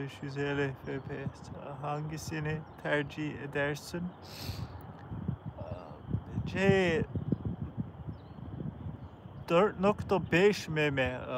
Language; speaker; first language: Turkish; non-native, learner; English